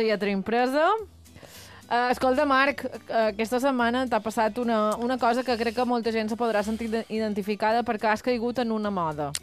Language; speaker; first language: Catalan; native; Catalan